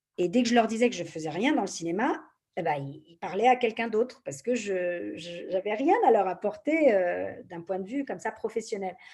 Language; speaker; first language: French; native; French